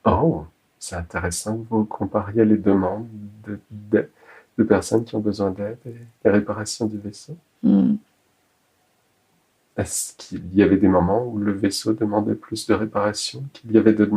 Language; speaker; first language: French; native; French